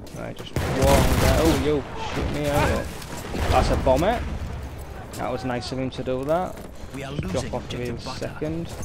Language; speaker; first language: English; native; English